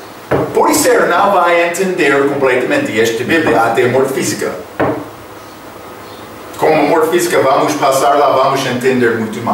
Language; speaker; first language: Portuguese; non-native, fluent; English